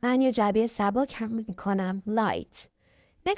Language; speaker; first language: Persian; native; Persian